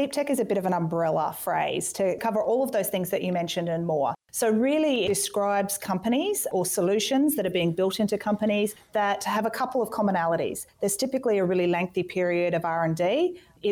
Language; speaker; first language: English; native; English